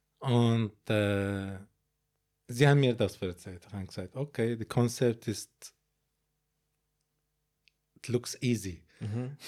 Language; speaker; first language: German; non-native, fluent; Arabic